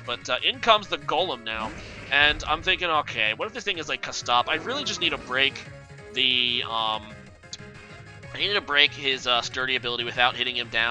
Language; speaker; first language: English; native; English